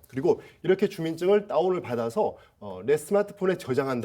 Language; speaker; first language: Korean; native; Korean